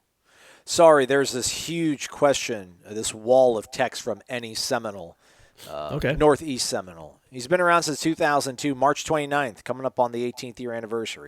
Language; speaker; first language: English; native; English